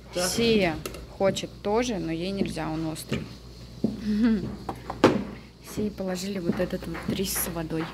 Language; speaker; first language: Russian; native; Russian